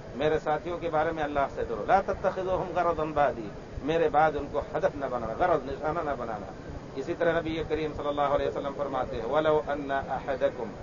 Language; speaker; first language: Urdu; native; Urdu